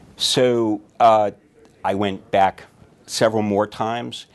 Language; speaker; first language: English; native; English